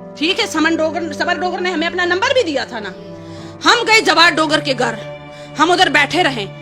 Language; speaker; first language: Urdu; non-native, local second language; Pashto